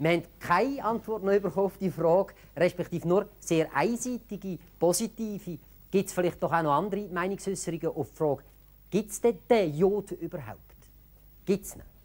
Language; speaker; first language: German; native; German